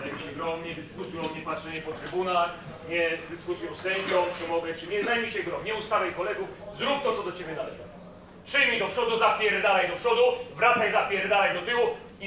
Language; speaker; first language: Polish; native; Polish